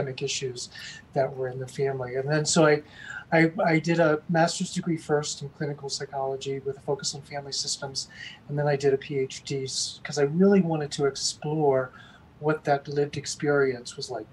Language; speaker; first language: English; native; English